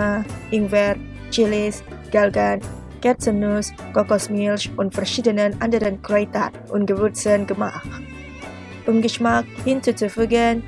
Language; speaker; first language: German; non-native, fluent; Indonesian